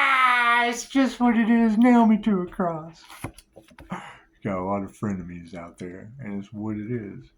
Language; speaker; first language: English; native; English